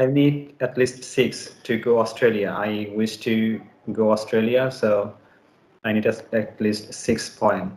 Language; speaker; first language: English; non-native, learner; Bangla